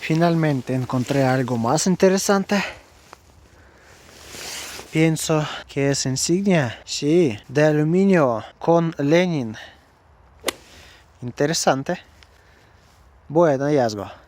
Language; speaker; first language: Spanish; non-native, learner; Russian